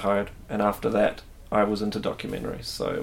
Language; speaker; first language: English; native; English